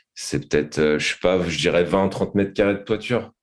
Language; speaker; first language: French; native; French